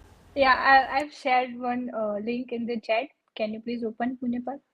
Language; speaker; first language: English; non-native, local second language; Gujarati